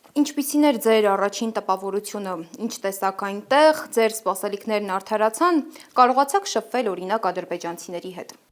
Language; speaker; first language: Armenian; native; Armenian